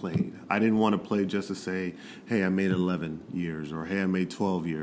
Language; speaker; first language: English; native; English